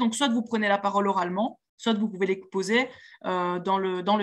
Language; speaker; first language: French; native; French